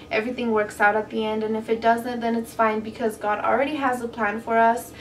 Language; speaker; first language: English; native; English